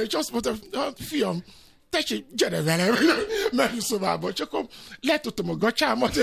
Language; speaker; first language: Hungarian; non-native, fluent; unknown